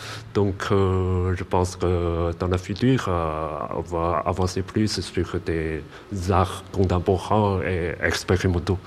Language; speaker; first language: French; non-native, learner; Chinese